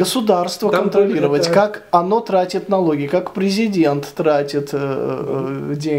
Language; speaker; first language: Russian; native; Russian